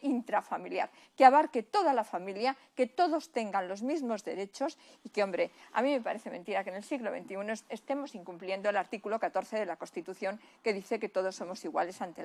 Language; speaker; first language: Spanish; native; Spanish